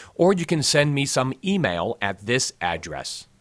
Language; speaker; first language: English; native; English